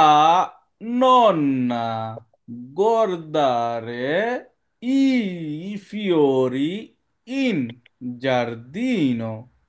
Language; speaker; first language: Italian; non-native, learner; Bangla